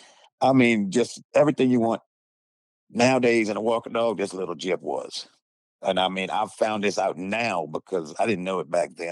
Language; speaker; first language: English; native; English